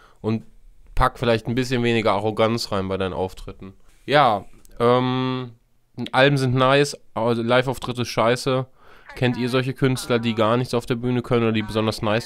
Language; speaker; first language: German; native; German